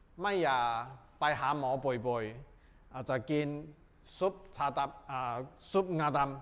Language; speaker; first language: Thai; non-native, learner; Chinese